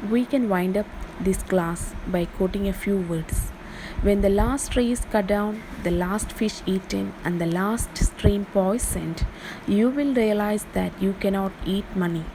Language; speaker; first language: English; non-native, local second language; Malayalam